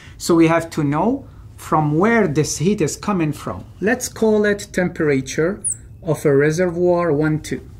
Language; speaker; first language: English; non-native, fluent; Arabic